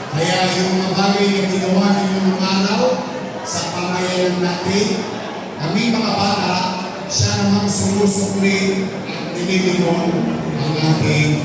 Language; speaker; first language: Filipino; native; Filipino